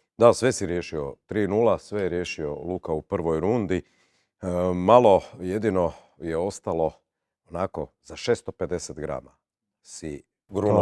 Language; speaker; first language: Croatian; native; Croatian